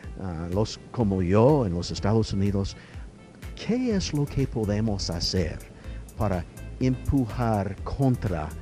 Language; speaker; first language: Spanish; non-native, fluent; English